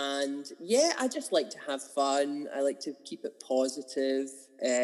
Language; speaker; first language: English; native; English